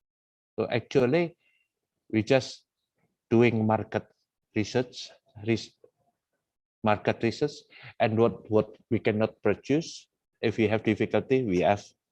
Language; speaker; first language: English; non-native, fluent; Indonesian